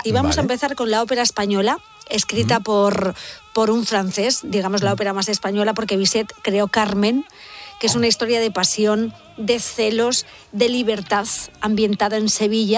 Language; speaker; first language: Spanish; native; Spanish